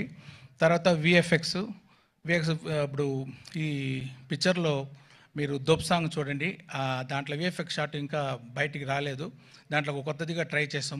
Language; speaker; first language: Telugu; non-native, fluent; Tamil